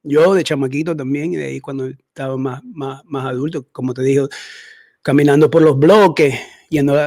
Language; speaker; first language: Spanish; early bilingual, heritage; Spanish